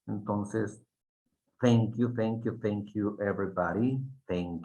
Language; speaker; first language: English; non-native, fluent; Spanish